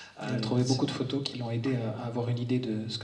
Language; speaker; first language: French; native; French